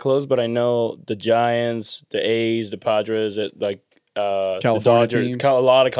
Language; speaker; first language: English; non-native, fluent; Spanish